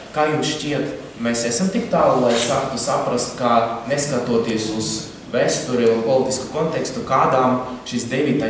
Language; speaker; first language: Latvian; non-native, local second language; Russian